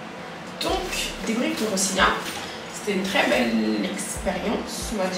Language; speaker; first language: French; native; French